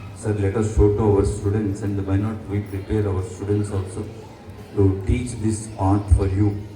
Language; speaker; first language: English; non-native, local second language; Telugu